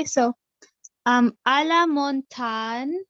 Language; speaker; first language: French; non-native, fluent; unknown